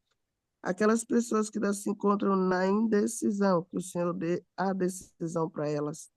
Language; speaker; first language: Portuguese; native; Portuguese